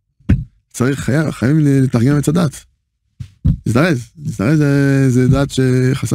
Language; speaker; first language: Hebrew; non-native, fluent; French